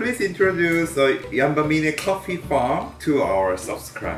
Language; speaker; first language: English; non-native, learner; Korean